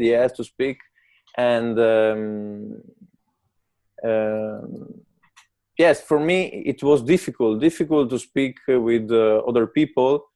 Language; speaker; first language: English; non-native, learner; Italian